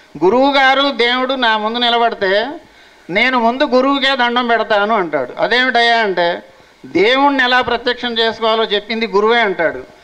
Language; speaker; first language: Telugu; non-native, local second language; Hindi